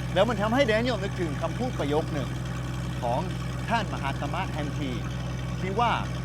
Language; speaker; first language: Thai; non-native, fluent; English